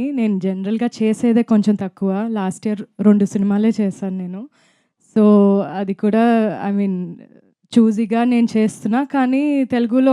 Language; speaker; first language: Telugu; non-native, fluent; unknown